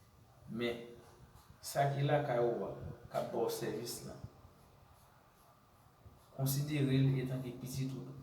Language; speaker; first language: French; non-native, learner; Haitian Creole